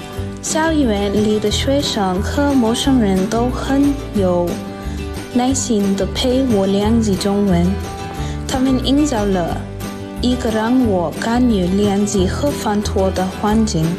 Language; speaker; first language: Chinese; non-native, fluent; English